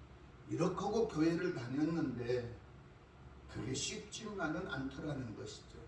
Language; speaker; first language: Korean; native; Korean